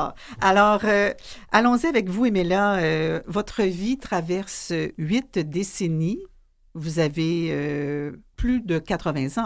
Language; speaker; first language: French; native; French